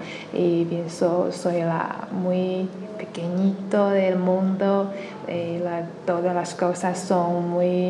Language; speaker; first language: Spanish; non-native, learner; Chinese